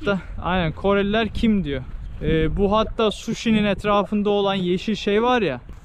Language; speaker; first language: Turkish; native; Turkish